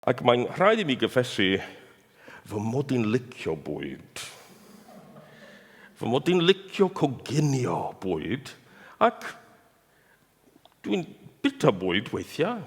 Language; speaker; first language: Welsh; non-native, fluent; English